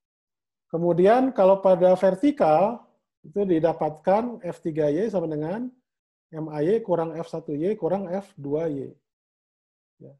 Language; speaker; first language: Indonesian; native; Indonesian